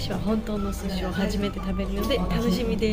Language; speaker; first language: Japanese; non-native, learner; Georgian